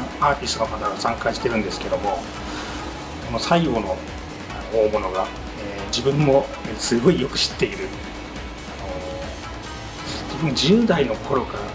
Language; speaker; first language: Japanese; native; Japanese